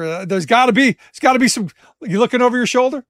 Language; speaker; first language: English; native; English